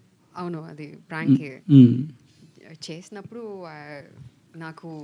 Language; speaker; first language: Telugu; non-native, learner; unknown